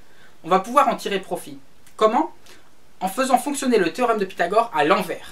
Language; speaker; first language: French; native; French